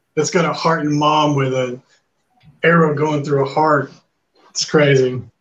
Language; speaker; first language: English; native; English